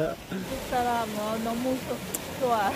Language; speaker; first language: Korean; non-native, learner; Lao